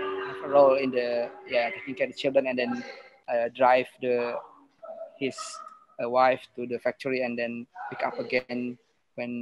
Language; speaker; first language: English; non-native, learner; Indonesian